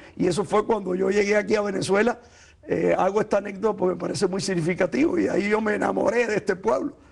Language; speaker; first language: Spanish; native; Spanish